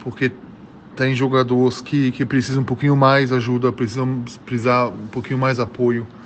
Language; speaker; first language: Portuguese; early bilingual, heritage; German